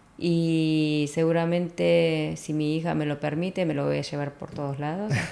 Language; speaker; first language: Spanish; early bilingual, other home language; Korean